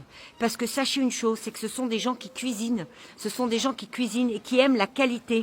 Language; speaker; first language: French; native; French